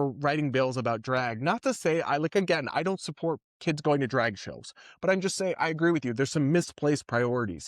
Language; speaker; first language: English; native; English